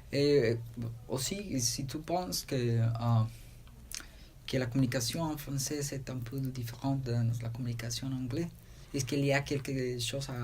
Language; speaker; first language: French; non-native, learner; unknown